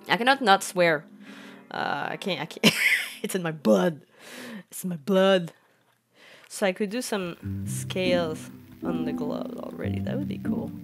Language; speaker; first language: English; non-native, fluent; French